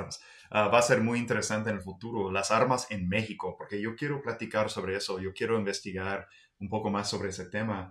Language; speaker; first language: Spanish; non-native, fluent; English